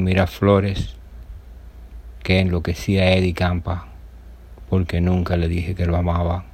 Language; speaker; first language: Spanish; native; Spanish